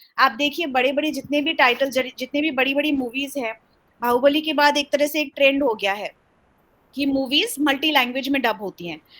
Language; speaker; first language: Hindi; early bilingual, heritage; Hindi